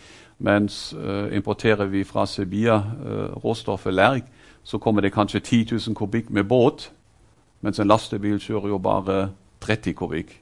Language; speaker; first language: Norwegian; non-native, fluent; German